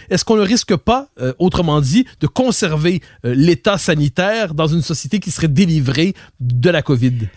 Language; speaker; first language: French; native; French